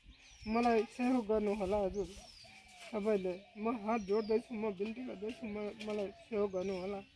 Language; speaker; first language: Nepali; non-native, local second language; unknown